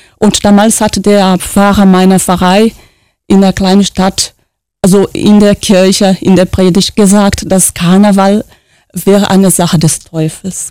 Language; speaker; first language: German; non-native, fluent; Portuguese